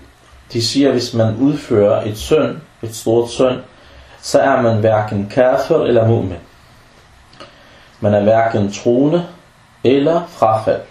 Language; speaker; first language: Danish; non-native, fluent; Arabic